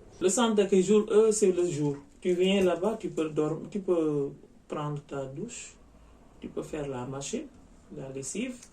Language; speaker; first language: French; non-native, local second language; Wolof